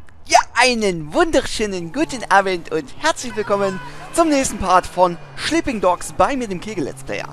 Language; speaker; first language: German; native; German